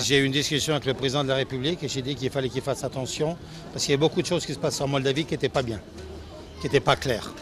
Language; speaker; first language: French; native; French